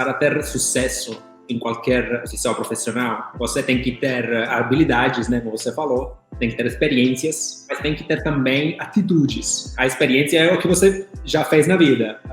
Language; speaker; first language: Portuguese; non-native, fluent; Italian